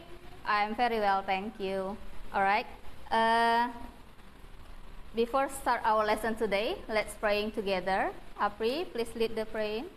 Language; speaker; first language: English; non-native, fluent; Indonesian